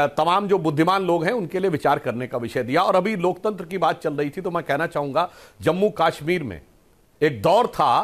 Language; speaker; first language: Hindi; native; Hindi